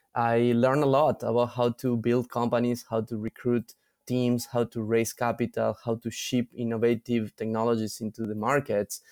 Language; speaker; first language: English; non-native, fluent; Spanish